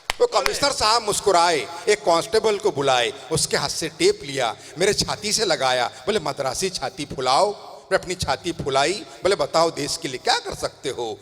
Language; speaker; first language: Hindi; non-native, local second language; Tamil